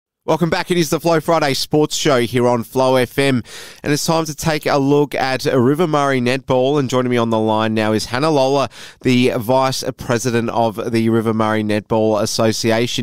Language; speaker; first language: English; native; English